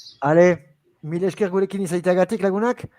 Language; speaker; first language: Basque; native; Basque